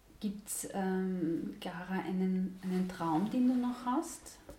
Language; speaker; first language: German; native; German